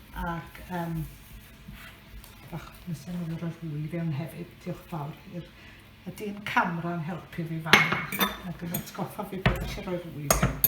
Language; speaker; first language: Welsh; native; Welsh